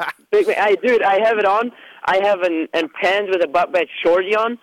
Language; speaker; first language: English; non-native, fluent; German